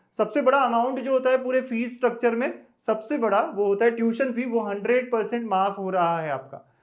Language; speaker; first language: Hindi; native; Hindi